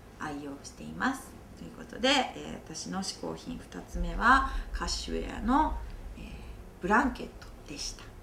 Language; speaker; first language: Japanese; native; Japanese